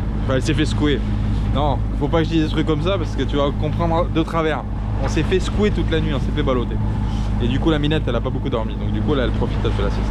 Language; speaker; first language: French; native; French